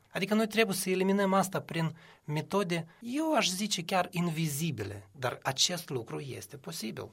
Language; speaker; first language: Romanian; non-native, local second language; Russian